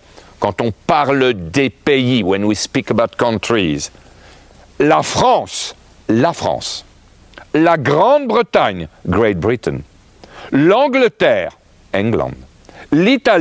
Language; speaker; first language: French; native; French